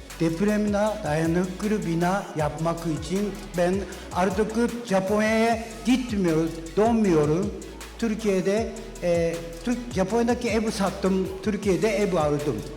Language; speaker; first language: Turkish; non-native, learner; Japanese